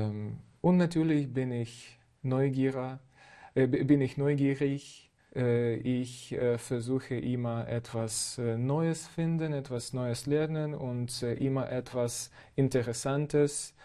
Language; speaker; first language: German; non-native, fluent; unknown